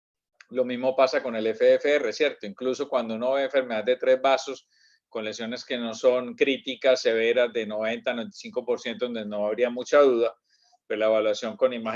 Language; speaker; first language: Spanish; native; Spanish